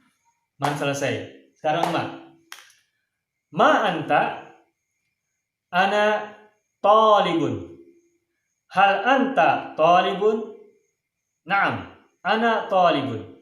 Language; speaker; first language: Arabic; non-native, fluent; Indonesian